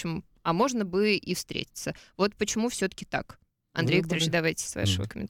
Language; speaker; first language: Russian; native; Russian